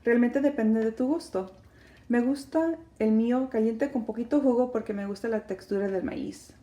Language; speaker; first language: Spanish; early bilingual, heritage; Spanish